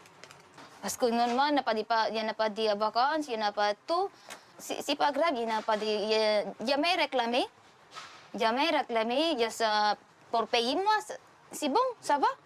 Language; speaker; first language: French; non-native, learner; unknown